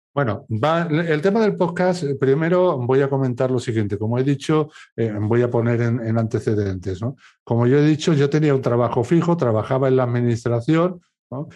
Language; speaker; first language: Spanish; native; Spanish